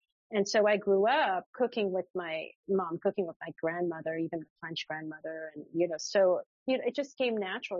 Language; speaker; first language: English; early bilingual, other home language; French